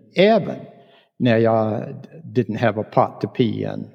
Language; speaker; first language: English; native; English